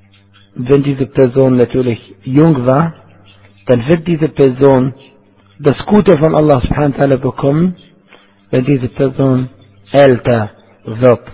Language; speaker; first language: German; non-native, fluent; Arabic